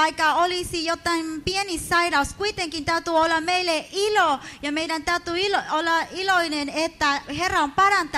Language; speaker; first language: Finnish; non-native, fluent; Spanish